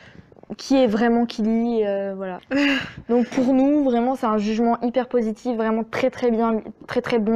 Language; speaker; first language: French; native; French